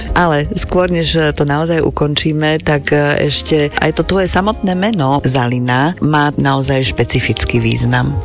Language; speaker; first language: Slovak; native; Slovak